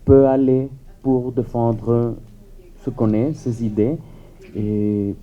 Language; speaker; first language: French; non-native, fluent; Spanish